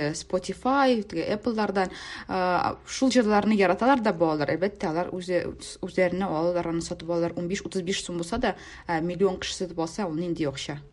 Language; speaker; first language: Tatar; native; Tatar